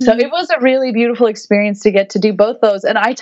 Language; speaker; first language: English; native; English